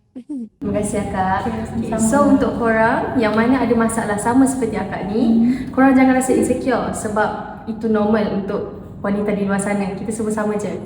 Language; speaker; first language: Malay; native; Malay